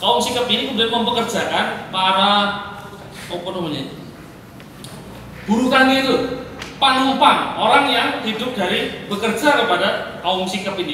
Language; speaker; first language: Indonesian; native; Indonesian